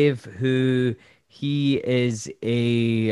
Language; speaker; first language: English; native; English